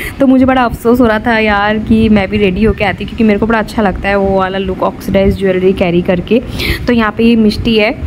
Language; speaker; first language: Hindi; non-native, local second language; Bangla